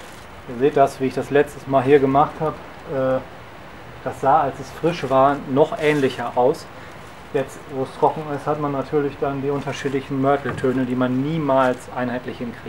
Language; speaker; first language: German; native; German